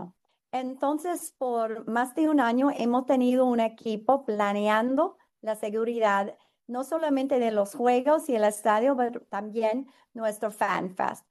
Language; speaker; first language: Spanish; non-native, learner; English